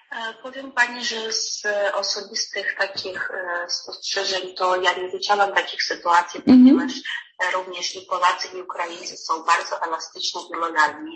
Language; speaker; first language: Polish; non-native, fluent; Ukrainian